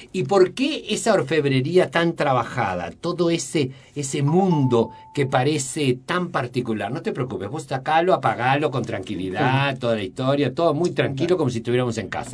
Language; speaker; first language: Spanish; native; Spanish